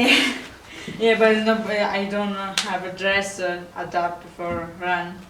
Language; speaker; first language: English; non-native, learner; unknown